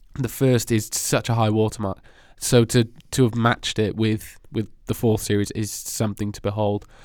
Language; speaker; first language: English; native; English